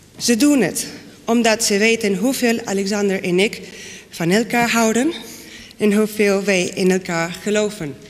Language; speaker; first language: Dutch; non-native, fluent; Spanish